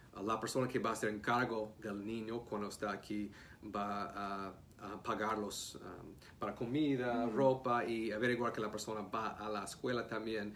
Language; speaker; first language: Spanish; non-native, fluent; English